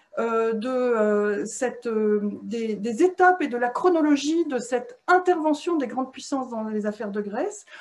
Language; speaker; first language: French; native; French